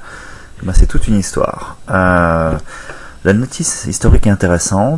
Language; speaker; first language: French; native; French